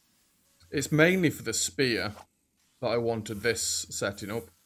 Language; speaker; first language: English; native; English